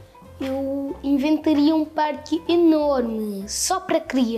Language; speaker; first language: Portuguese; non-native, local second language; Kabuverdianu